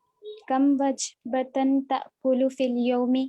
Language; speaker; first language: Arabic; non-native, learner; Urdu